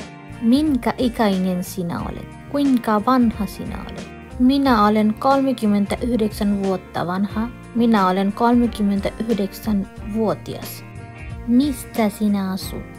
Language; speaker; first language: Finnish; non-native, learner; Bangla